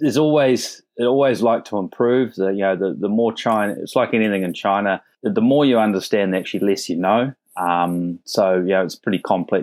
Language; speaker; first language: English; native; English